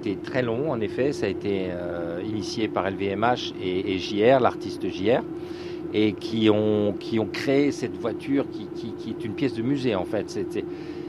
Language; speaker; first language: French; native; French